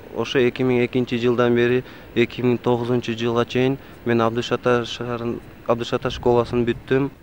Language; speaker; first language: Kyrgyz; non-native, local second language; Tajik